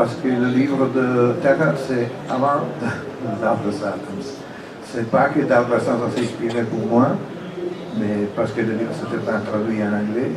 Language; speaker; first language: French; non-native, fluent; Italian